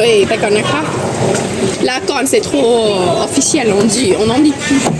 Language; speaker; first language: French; non-native, fluent; Thai